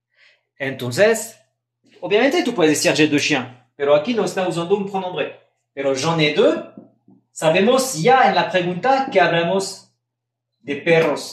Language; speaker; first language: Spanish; non-native, fluent; French